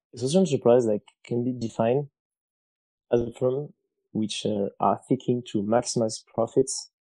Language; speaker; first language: English; non-native, fluent; French